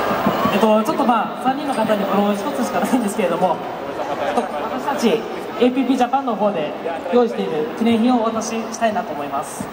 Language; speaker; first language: Japanese; native; Japanese